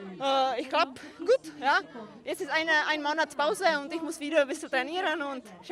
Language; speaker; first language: German; non-native, fluent; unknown